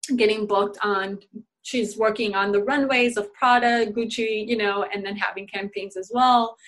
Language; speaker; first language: English; native; English